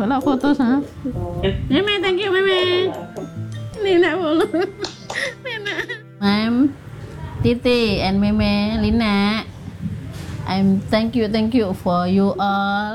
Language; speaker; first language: English; non-native, local second language; Indonesian